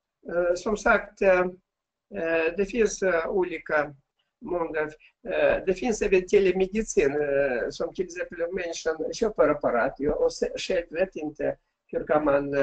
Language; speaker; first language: Swedish; non-native, fluent; Russian